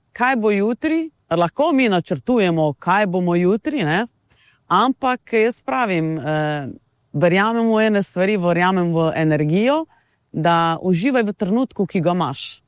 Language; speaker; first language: Slovenian; non-native, local second language; Romany